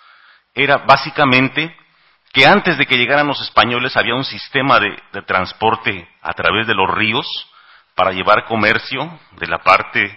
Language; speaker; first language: Spanish; native; Spanish